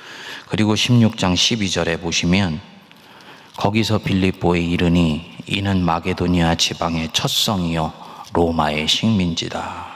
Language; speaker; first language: Korean; native; Korean